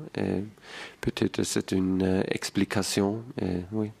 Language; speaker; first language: French; non-native, fluent; German